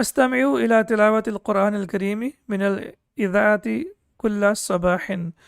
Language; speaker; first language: Arabic; non-native, fluent; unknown